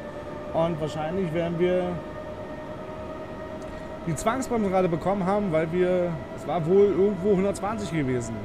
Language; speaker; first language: German; native; German